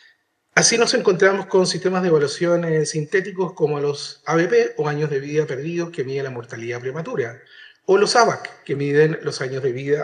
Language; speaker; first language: Spanish; native; Spanish